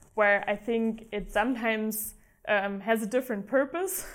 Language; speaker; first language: English; non-native, fluent; German